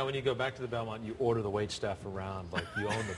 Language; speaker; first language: English; native; English